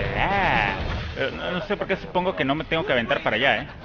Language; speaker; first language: Spanish; native; Spanish